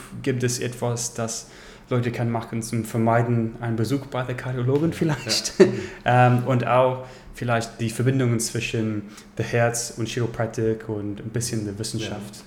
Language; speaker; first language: German; non-native, learner; English